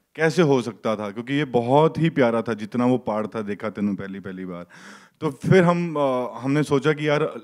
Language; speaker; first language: Hindi; native; Hindi